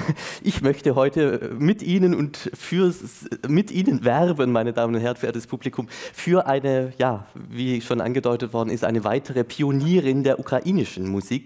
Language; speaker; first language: German; native; German